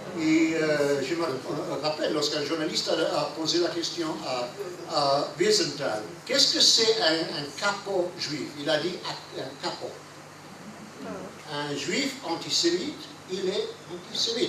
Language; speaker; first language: French; non-native, fluent; English